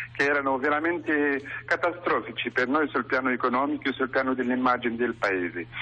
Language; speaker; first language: Italian; non-native, fluent; Arabic